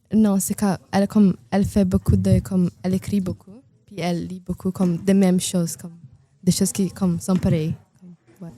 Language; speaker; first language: French; non-native, learner; Portuguese